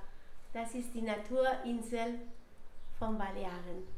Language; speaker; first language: German; non-native, learner; Spanish